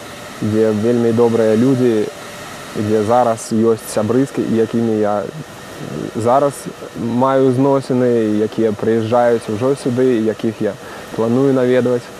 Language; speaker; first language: Belarusian; non-native, local second language; Russian